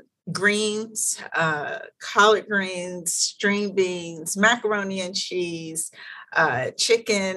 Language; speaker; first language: English; native; English